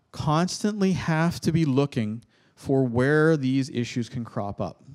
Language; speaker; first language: English; native; English